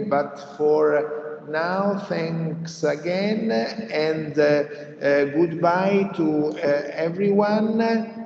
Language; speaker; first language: English; non-native, fluent; Italian